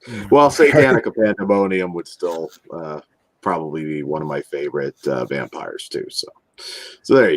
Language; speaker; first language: English; native; English